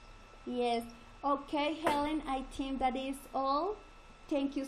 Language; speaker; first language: English; non-native, learner; Spanish